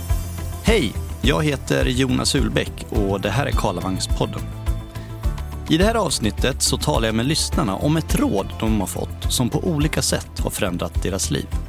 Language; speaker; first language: Swedish; native; Swedish